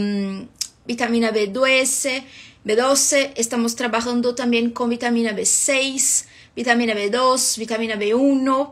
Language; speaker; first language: Spanish; non-native, fluent; Portuguese